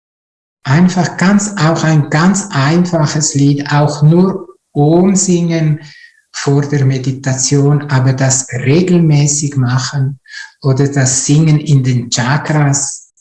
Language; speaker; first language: German; non-native, fluent; Italian